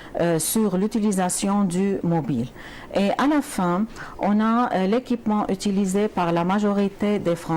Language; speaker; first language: French; non-native, fluent; Arabic